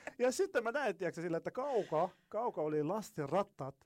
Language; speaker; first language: Finnish; non-native, learner; Arabic